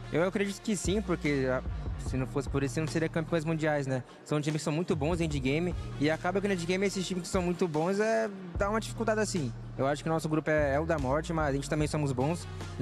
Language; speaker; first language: Portuguese; native; Portuguese